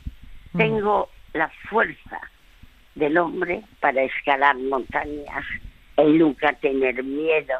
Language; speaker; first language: Spanish; early bilingual, other home language; French